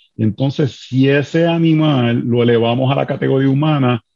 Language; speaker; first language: Spanish; native; Spanish